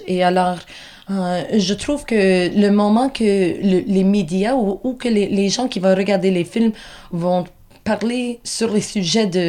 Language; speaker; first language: French; non-native, local second language; English